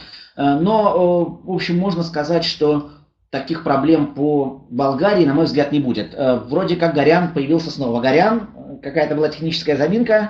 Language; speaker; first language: Russian; native; Russian